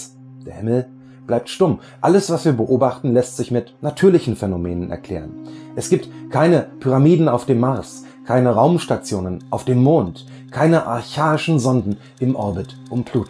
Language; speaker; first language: German; native; German